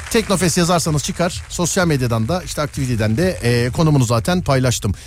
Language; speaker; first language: Turkish; native; Turkish